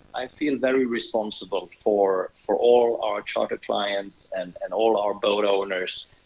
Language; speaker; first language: English; non-native, fluent; Swedish